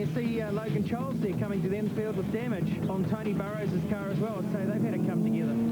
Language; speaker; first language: English; native; English